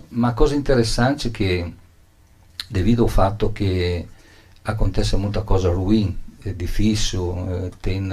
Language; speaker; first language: Portuguese; non-native, learner; Italian